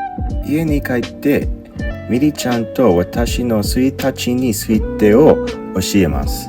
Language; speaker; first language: Japanese; non-native, learner; English